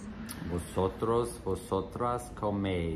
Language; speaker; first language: Spanish; non-native, learner; English